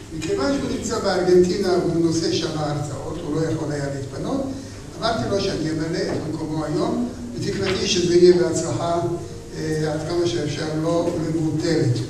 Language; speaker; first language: Hebrew; native; Hebrew